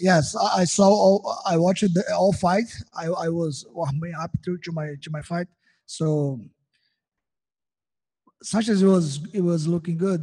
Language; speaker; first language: English; non-native, learner; Portuguese